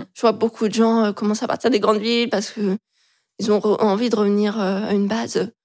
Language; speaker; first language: French; native; French